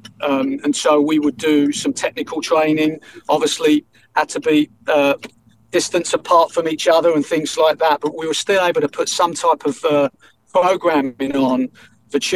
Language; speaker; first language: English; native; English